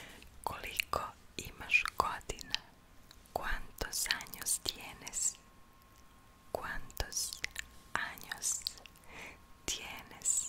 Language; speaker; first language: Spanish; non-native, learner; Serbian